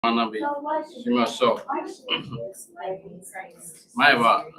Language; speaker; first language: Japanese; non-native, learner; English